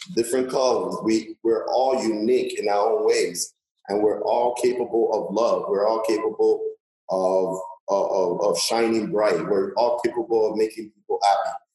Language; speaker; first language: English; non-native, local second language; Yoruba